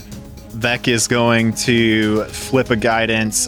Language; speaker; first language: English; native; English